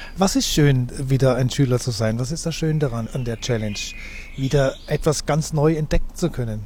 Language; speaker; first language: German; native; German